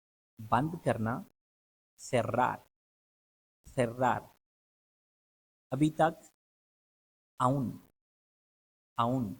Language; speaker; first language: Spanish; non-native, fluent; Urdu